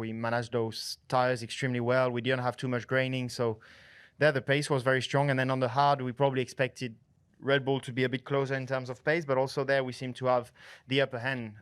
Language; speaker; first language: English; non-native, fluent; French